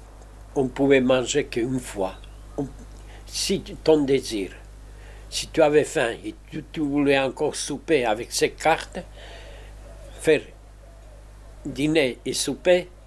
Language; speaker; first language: French; non-native, fluent; Spanish